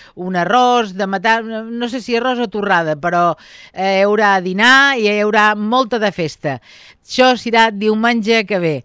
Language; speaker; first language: Catalan; native; Catalan